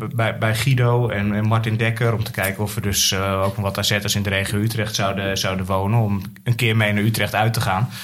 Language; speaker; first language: Dutch; native; Dutch